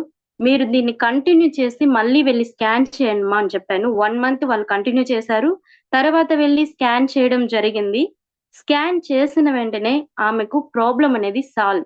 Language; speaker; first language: Telugu; native; Telugu